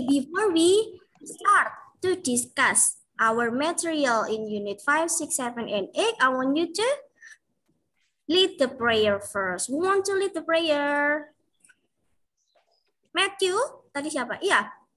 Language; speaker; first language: English; non-native, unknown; Indonesian